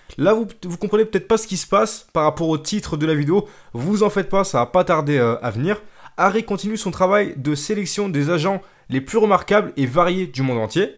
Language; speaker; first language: French; native; French